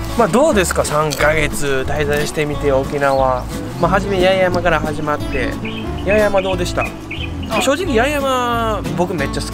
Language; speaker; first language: Japanese; native; Japanese